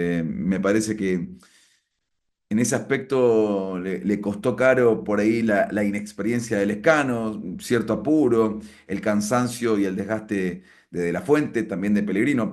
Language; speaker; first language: Spanish; native; Spanish